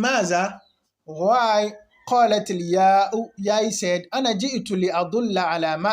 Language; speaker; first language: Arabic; non-native, fluent; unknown